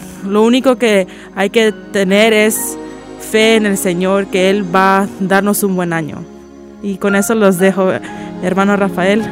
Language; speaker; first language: Spanish; early bilingual, heritage; Spanish